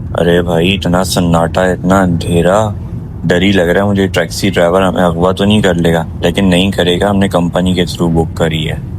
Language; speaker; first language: Urdu; native; Urdu